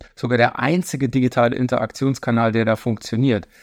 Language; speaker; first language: German; native; German